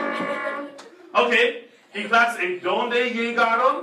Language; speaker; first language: Spanish; non-native, fluent; English